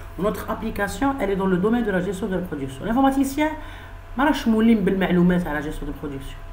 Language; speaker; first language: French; non-native, local second language; Arabic